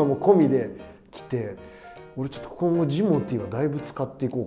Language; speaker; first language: Japanese; native; Japanese